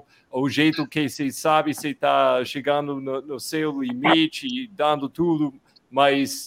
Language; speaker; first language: Portuguese; non-native, fluent; English